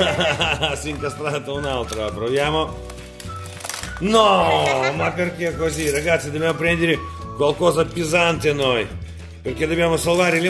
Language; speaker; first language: Italian; non-native, fluent; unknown